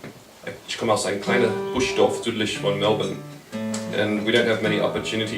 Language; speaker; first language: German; non-native, learner; English